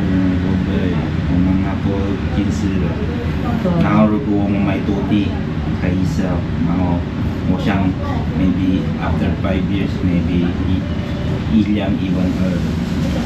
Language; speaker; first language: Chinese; non-native, learner; Filipino